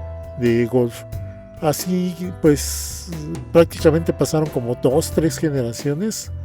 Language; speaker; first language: Spanish; native; Spanish